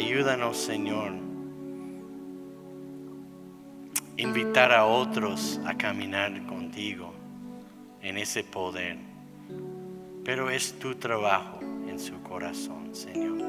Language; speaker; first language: Spanish; non-native, fluent; English